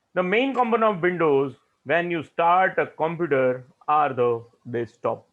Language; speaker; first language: English; non-native, local second language; Gujarati